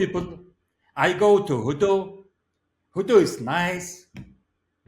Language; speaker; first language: English; non-native, learner; Mongolian